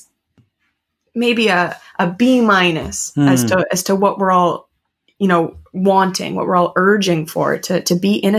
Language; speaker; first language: English; native; English